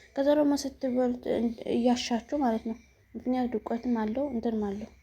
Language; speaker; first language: Amharic; non-native, local second language; Tigrinya